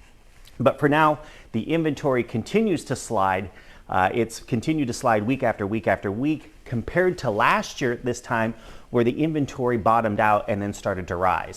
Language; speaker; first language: English; native; English